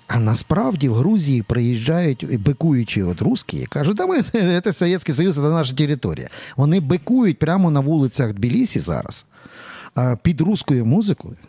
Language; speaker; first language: Ukrainian; native; Ukrainian